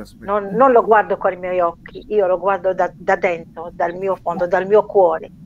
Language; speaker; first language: Italian; non-native, learner; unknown